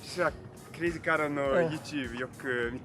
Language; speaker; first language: Japanese; non-native, learner; English